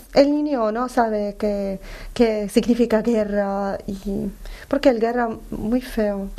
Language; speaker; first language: Spanish; non-native, learner; Arabic